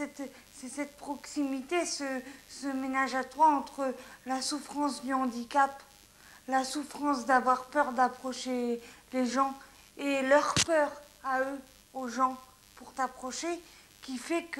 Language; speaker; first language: French; native; French